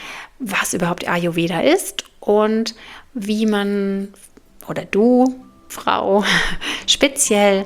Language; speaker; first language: German; native; German